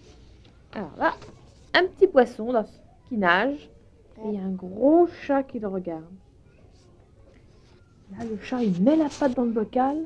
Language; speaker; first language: French; native; French